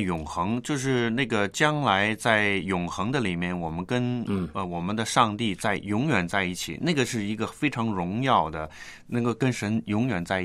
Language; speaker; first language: Chinese; non-native, local second language; Cantonese